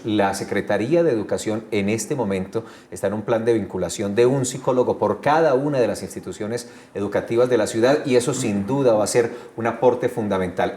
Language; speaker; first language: Spanish; native; Spanish